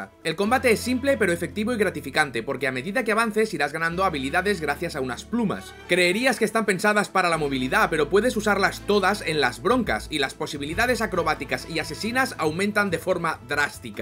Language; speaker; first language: Spanish; native; Spanish